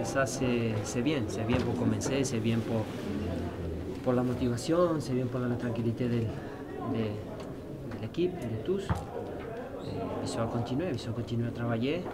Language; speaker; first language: French; non-native, learner; Spanish